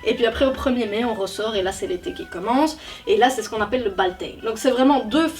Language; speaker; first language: French; native; French